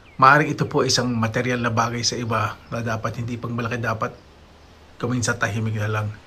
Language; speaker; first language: Filipino; native; Filipino